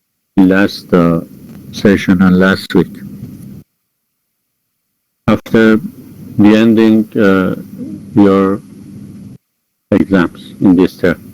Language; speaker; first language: English; non-native, fluent; Persian